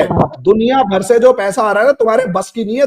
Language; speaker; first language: Hindi; native; Hindi